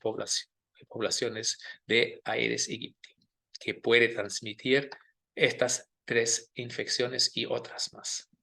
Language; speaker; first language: Spanish; non-native, fluent; German